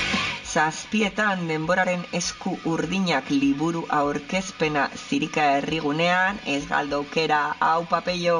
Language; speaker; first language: Basque; native; Basque